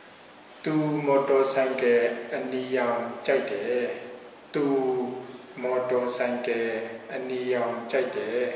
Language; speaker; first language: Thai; non-native, fluent; Burmese